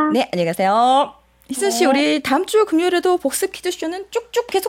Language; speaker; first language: Korean; native; Korean